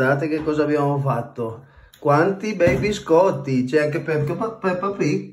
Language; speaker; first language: Italian; native; Italian